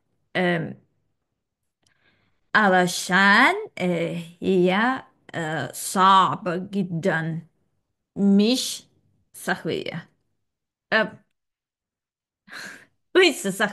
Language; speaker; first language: Arabic; non-native, learner; Serbian